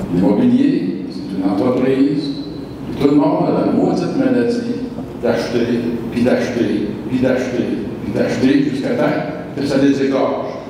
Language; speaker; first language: French; native; French